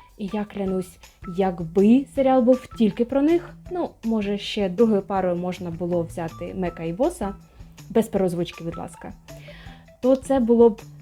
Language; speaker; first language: Ukrainian; non-native, local second language; Russian